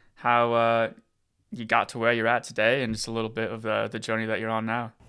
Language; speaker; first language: English; native; English